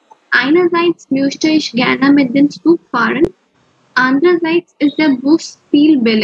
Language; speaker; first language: German; non-native, fluent; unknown